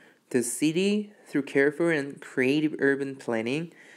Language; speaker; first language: English; non-native, fluent; Korean